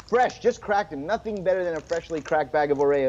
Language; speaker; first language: English; native; English